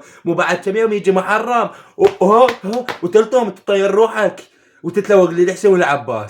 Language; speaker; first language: Arabic; native; Arabic